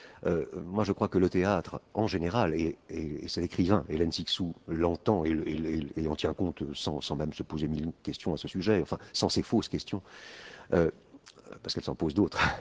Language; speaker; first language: French; native; French